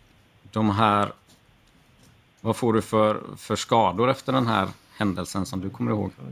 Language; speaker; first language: Swedish; native; Swedish